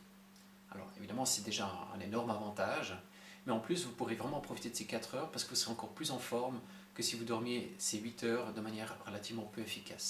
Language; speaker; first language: French; native; French